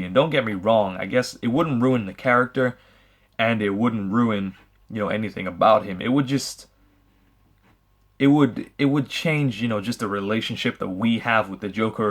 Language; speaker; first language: English; native; English